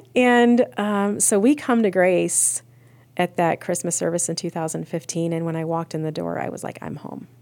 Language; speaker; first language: English; native; English